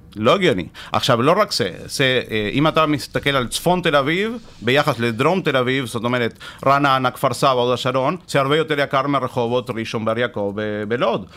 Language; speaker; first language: Hebrew; non-native, fluent; Spanish